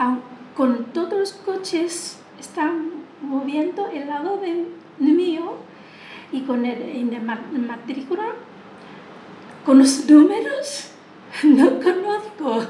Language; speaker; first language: Spanish; non-native, learner; Chinese